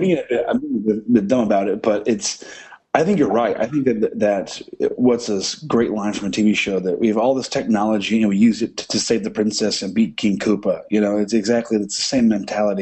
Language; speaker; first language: English; native; English